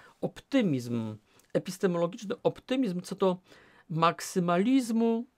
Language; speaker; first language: Polish; native; Polish